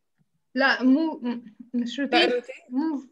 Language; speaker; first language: Arabic; native; Arabic